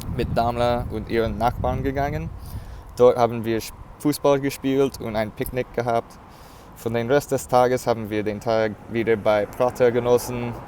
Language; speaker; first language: German; non-native, learner; English